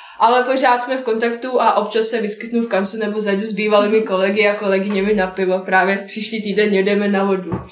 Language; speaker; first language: Czech; non-native, fluent; Bosnian